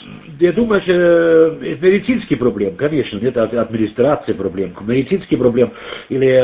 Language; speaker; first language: Russian; non-native, learner; German